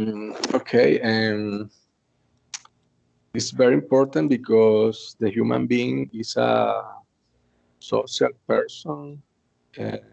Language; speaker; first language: English; non-native, learner; Spanish